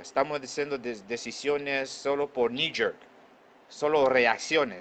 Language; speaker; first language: Spanish; non-native, local second language; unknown